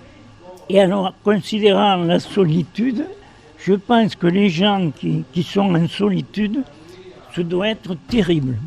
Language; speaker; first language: French; native; French